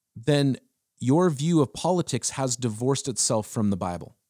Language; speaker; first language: English; early bilingual, other home language; German